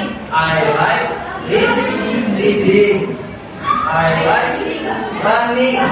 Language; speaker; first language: English; non-native, local second language; Javanese